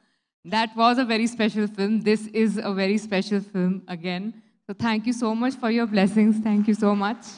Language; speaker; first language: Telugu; non-native, learner; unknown